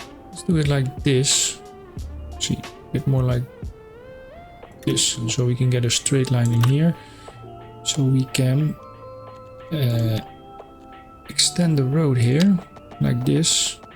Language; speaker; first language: English; non-native, fluent; Dutch